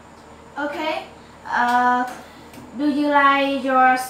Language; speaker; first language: English; non-native, learner; Vietnamese